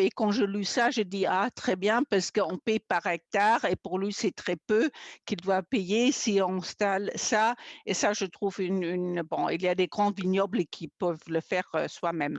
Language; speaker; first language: French; non-native, fluent; German